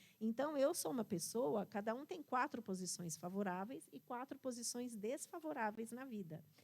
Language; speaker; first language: Portuguese; early bilingual, other home language; Italian